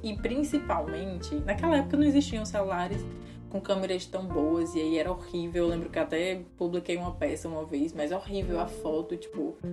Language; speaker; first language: Portuguese; native; Portuguese